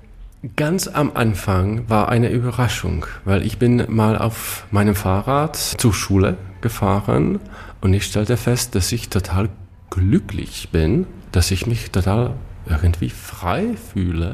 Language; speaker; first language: German; non-native, fluent; Czech